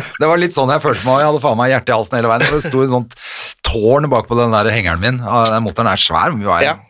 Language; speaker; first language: Norwegian; native; Norwegian